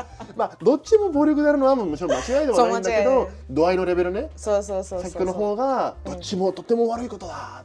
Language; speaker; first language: Japanese; non-native, fluent; Spanish